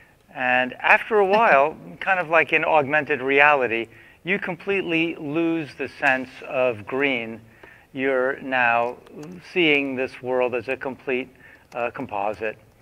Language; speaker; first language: English; native; English